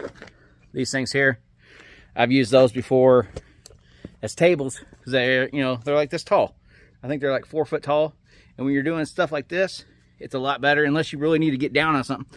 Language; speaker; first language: English; native; English